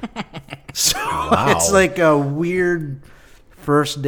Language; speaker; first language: English; non-native, local second language; Filipino